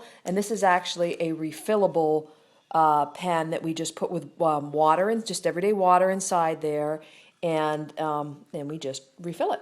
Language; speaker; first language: English; native; English